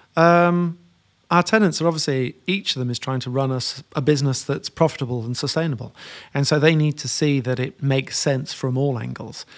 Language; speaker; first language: English; native; English